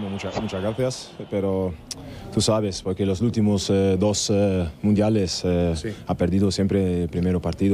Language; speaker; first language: Spanish; non-native, fluent; German